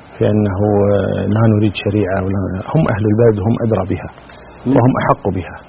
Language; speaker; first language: Arabic; native; Arabic